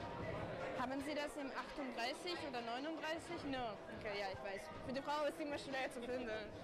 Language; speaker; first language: German; non-native, learner; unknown